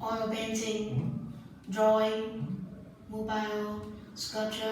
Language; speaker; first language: English; non-native, learner; Vietnamese